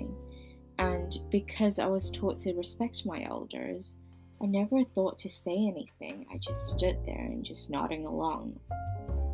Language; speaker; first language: English; non-native, local second language; Cantonese